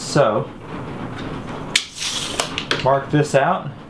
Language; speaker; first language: English; native; English